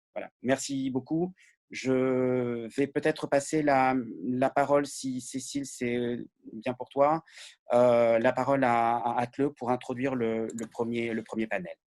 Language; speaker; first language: French; native; French